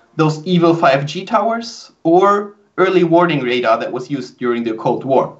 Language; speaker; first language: English; non-native, fluent; German